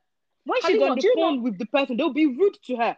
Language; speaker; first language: English; non-native, local second language; Yoruba